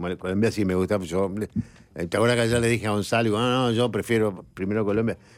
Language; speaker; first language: Spanish; native; Spanish